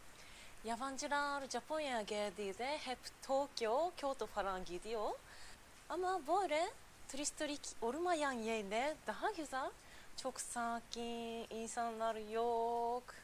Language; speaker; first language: Turkish; non-native, learner; Japanese